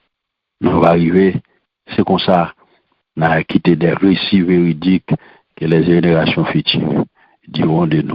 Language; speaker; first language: French; non-native, local second language; Haitian Creole